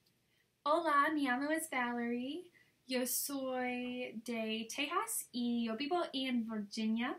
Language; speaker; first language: Spanish; non-native, learner; English